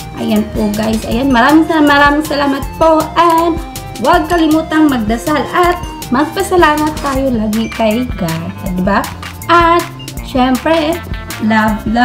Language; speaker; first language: Filipino; non-native, local second language; Cebuano